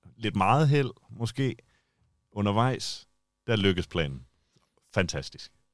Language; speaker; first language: Danish; native; Danish